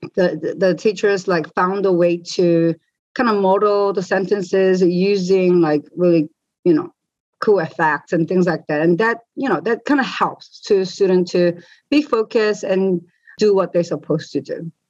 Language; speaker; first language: English; native; English